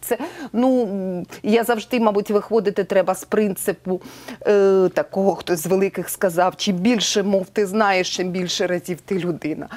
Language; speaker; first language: Ukrainian; native; Ukrainian